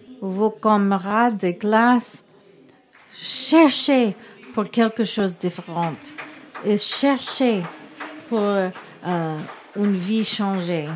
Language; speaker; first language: French; non-native, learner; English